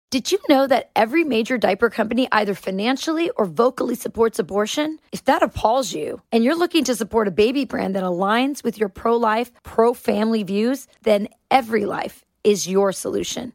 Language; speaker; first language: English; native; English